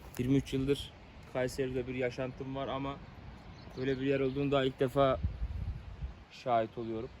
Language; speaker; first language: Turkish; native; Turkish